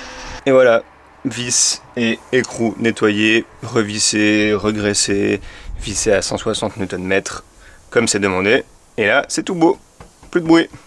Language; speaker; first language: French; native; French